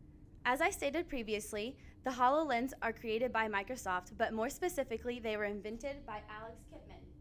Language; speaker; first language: English; native; English